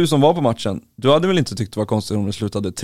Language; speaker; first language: Swedish; native; Swedish